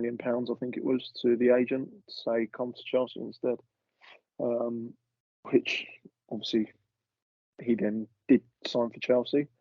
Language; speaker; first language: English; native; English